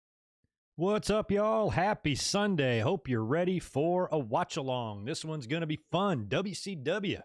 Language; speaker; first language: English; native; English